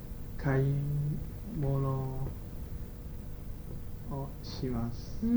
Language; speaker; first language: Japanese; non-native, learner; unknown